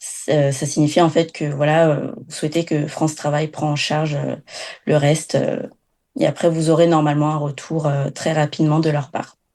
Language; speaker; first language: French; native; French